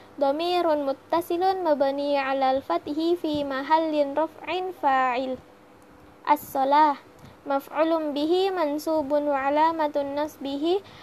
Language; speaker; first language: Arabic; non-native, learner; Indonesian